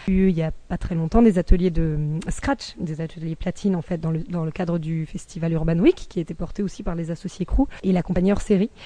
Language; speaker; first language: French; native; French